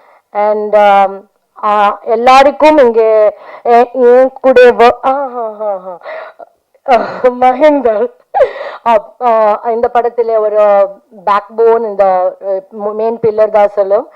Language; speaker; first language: Tamil; non-native, learner; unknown